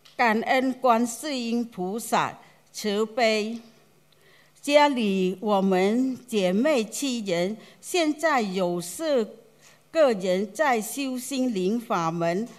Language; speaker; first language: Chinese; non-native, fluent; Khmer